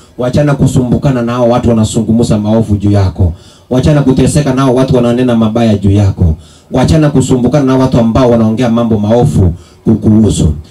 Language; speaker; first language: Swahili; non-native, local second language; Gusii